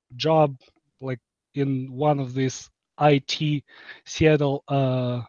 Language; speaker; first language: English; non-native, fluent; Ukrainian